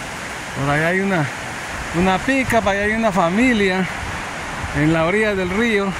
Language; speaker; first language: Spanish; native; Spanish